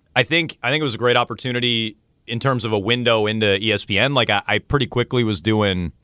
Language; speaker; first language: English; native; English